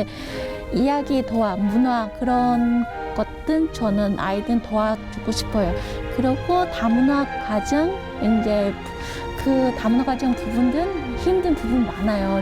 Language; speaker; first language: Korean; non-native, learner; Vietnamese